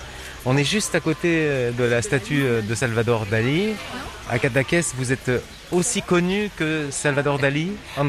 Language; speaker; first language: French; native; French